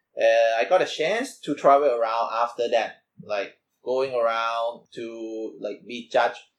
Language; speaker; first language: English; non-native, learner; Thai